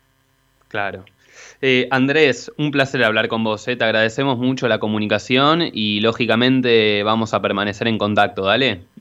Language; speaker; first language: Spanish; native; Spanish